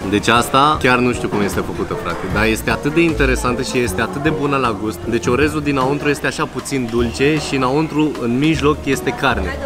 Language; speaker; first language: Romanian; early bilingual, other home language; Chinese